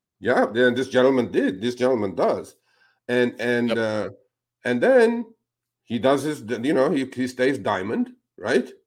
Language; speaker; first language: English; non-native, fluent; Spanish